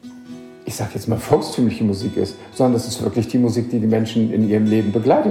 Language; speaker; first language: German; native; German